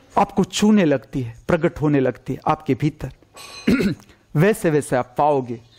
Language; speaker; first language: Hindi; non-native, local second language; Gujarati